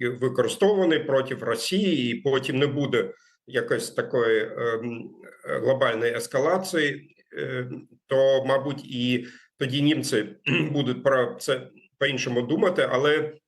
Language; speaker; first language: Ukrainian; non-native, fluent; German